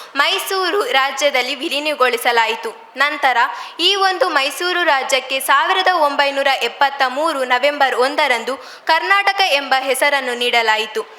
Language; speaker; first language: Kannada; native; Kannada